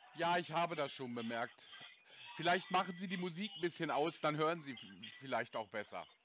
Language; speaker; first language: German; native; German